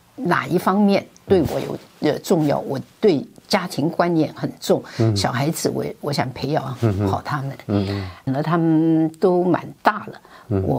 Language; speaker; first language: Chinese; non-native, fluent; Wu Chinese